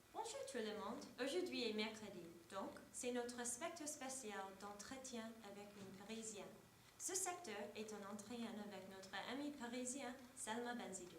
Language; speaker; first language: French; non-native, learner; English